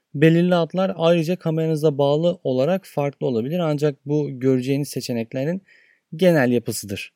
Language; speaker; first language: Turkish; native; Turkish